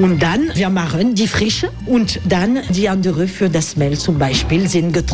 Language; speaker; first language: German; non-native, learner; French